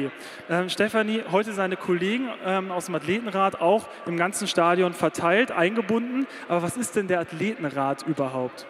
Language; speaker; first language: German; native; German